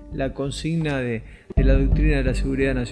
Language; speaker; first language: Spanish; native; Spanish